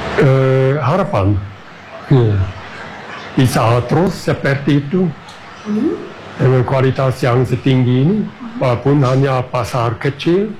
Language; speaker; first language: Indonesian; non-native, fluent; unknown